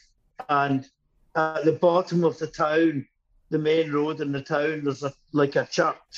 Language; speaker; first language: English; native; English